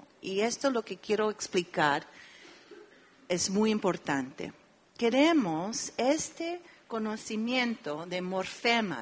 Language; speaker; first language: Spanish; early bilingual, heritage; Spanish